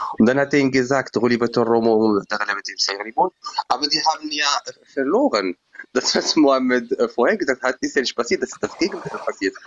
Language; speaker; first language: German; non-native, fluent; Berber languages